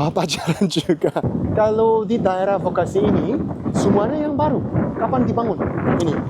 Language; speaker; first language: Indonesian; non-native, learner; Korean